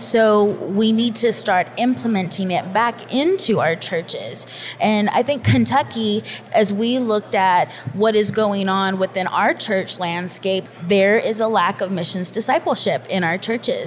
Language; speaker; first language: English; native; English